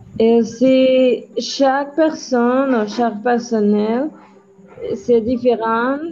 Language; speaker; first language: French; non-native, learner; Spanish